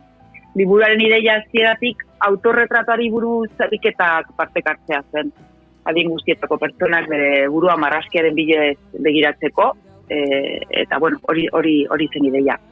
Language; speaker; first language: Basque; non-native, local second language; Spanish